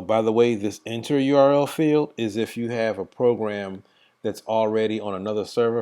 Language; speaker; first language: English; native; English